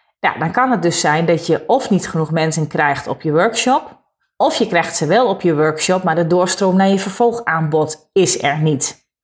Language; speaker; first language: Dutch; native; Dutch